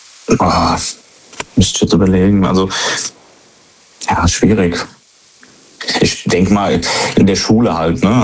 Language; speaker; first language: German; native; German